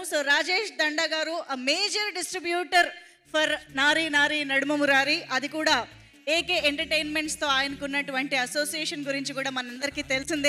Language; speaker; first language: Telugu; native; Telugu